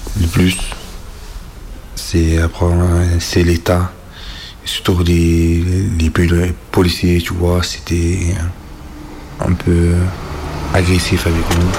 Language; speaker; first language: French; non-native, learner; Arabic